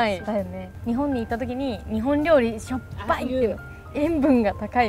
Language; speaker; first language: Japanese; native; Japanese